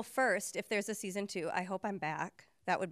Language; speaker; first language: English; native; English